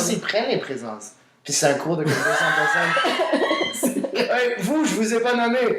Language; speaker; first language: French; native; French